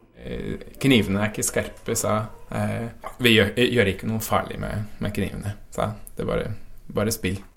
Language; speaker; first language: Norwegian; non-native, fluent; English